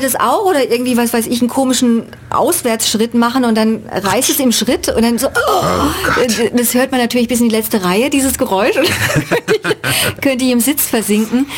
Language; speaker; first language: German; native; German